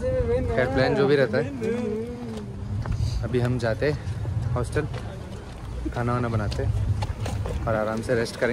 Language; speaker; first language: Hindi; native; Hindi